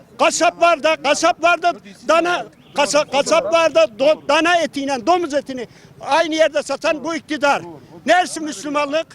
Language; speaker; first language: Turkish; native; Turkish